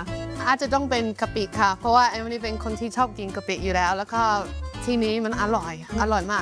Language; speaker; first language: Thai; non-native, fluent; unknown